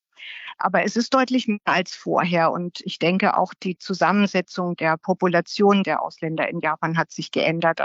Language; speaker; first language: German; native; German